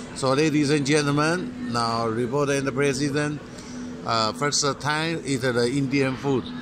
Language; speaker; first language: English; non-native, learner; Chinese